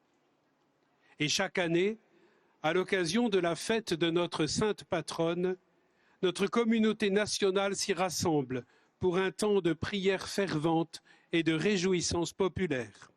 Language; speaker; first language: French; native; French